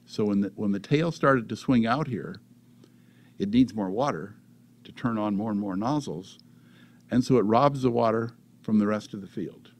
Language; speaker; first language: English; native; English